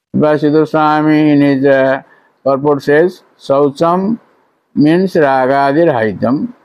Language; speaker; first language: English; non-native, local second language; Odia